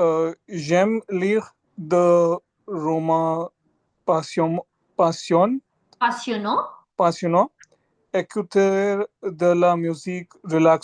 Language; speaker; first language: French; non-native, learner; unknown